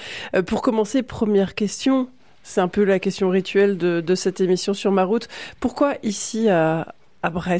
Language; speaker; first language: French; native; French